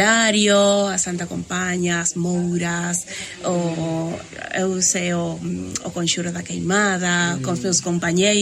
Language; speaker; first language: Galician; non-native, learner; Spanish